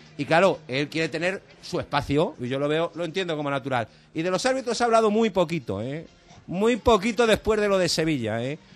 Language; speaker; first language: Spanish; native; Spanish